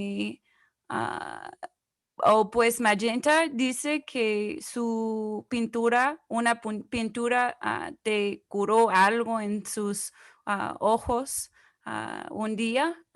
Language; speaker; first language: Spanish; non-native, fluent; English